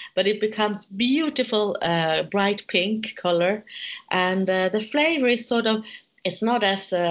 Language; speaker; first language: English; non-native, fluent; Swedish